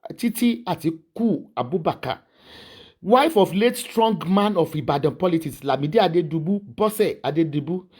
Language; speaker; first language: English; non-native, local second language; Yoruba